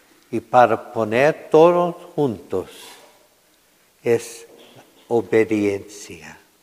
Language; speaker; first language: Spanish; non-native, learner; English